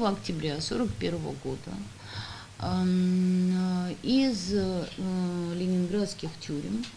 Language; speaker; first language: Russian; native; Russian